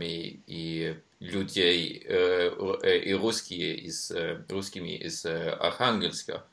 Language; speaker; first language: Russian; non-native, learner; Norwegian